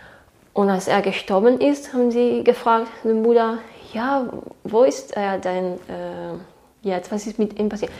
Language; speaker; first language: German; non-native, fluent; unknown